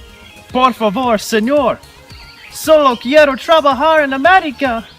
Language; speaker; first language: Spanish; non-native, learner; English